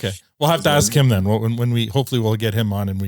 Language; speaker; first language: English; native; English